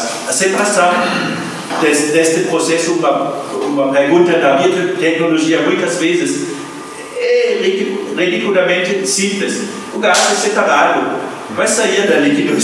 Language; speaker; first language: Portuguese; non-native, fluent; German